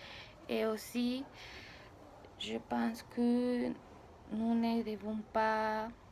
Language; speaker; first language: French; non-native, learner; Spanish